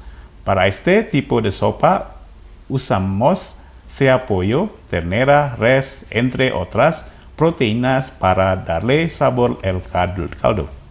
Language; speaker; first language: Spanish; non-native, fluent; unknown